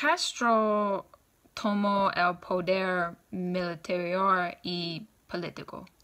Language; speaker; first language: Spanish; non-native, learner; English